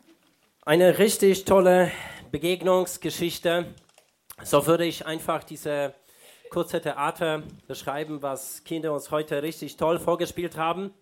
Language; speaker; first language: German; non-native, fluent; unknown